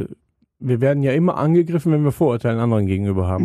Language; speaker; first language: German; native; German